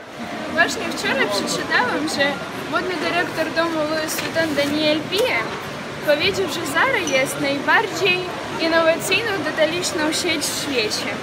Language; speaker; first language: Polish; non-native, learner; Ukrainian